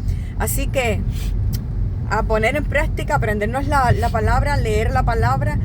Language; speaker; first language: Spanish; native; Spanish